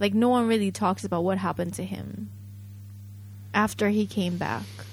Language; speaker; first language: English; early bilingual, other home language; Japanese